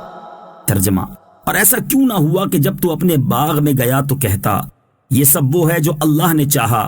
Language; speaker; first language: Urdu; native; Urdu